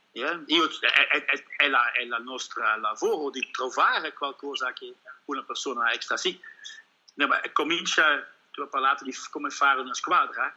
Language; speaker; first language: Italian; non-native, learner; Dutch